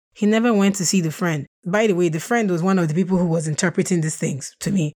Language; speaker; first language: English; non-native, local second language; Russian